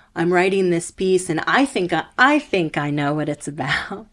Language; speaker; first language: English; early bilingual, other home language; Spanish